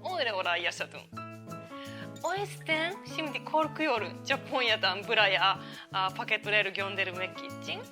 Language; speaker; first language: Turkish; non-native, learner; Japanese